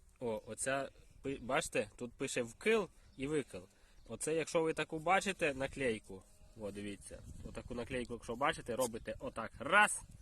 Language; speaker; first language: Ukrainian; native; Ukrainian